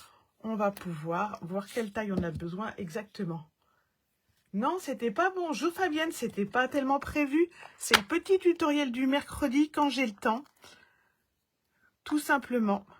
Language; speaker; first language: French; native; French